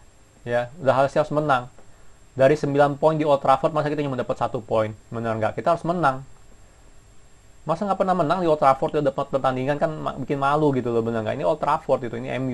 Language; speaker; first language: Indonesian; native; Indonesian